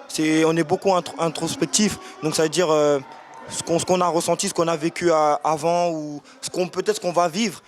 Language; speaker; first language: French; native; French